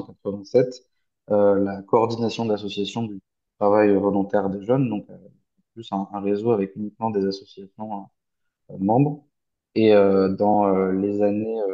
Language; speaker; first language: French; native; French